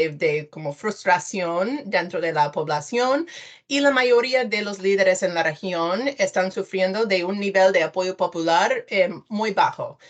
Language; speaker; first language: Spanish; non-native, fluent; English